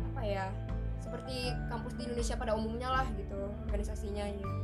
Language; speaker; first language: Indonesian; native; Indonesian